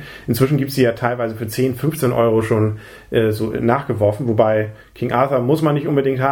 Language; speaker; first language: German; native; German